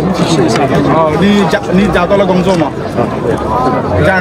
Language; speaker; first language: Chinese; non-native, learner; Bangla